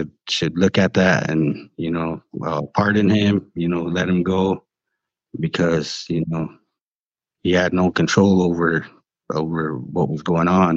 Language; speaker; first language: English; native; English